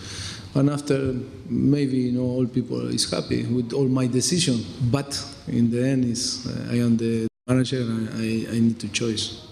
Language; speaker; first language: English; non-native, fluent; Spanish